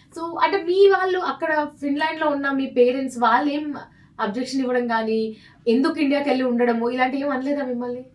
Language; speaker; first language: Telugu; native; Telugu